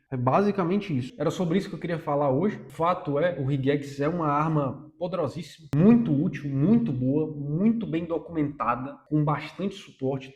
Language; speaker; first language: Portuguese; native; Portuguese